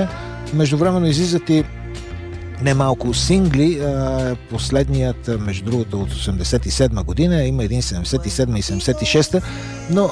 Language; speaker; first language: Bulgarian; native; Bulgarian